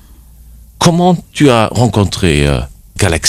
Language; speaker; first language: French; non-native, fluent; German